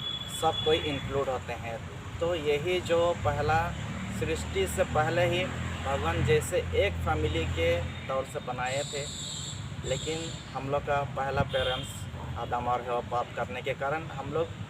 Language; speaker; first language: Hindi; non-native, local second language; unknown